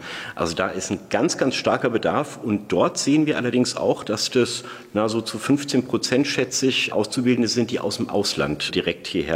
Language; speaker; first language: German; native; German